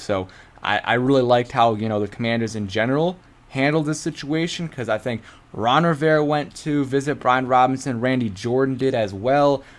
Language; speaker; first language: English; native; English